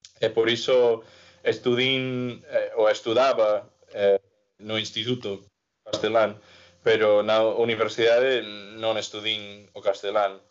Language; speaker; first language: Galician; non-native, fluent; English